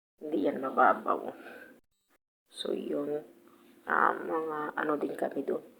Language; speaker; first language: Filipino; non-native, local second language; Cebuano